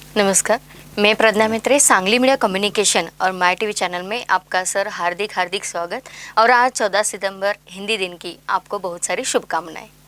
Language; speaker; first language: Hindi; non-native, local second language; Marathi